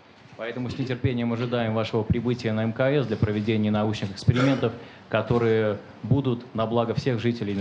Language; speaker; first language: Russian; native; Russian